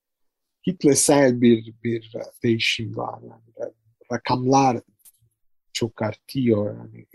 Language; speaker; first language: Turkish; non-native, fluent; Italian